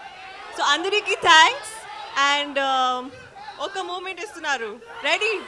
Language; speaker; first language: Telugu; non-native, learner; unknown